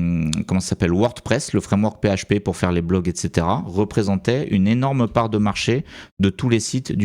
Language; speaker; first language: French; native; French